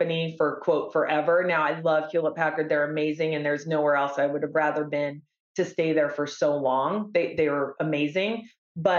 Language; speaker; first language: English; native; English